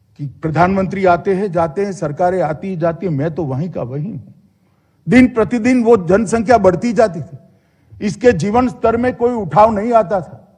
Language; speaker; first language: Hindi; non-native, local second language; Gujarati